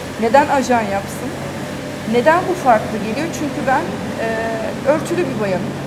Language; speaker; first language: Turkish; early bilingual, heritage; Turkish